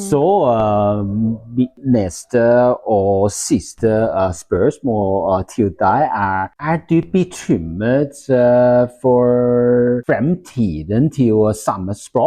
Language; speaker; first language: Norwegian; non-native, learner; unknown